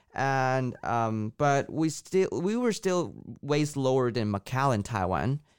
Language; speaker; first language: English; non-native, local second language; Cantonese